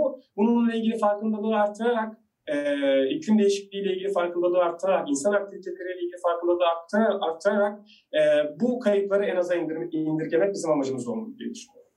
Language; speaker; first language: Turkish; native; Turkish